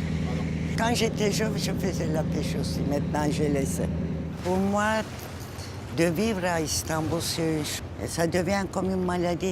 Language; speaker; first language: French; non-native, fluent; Turkish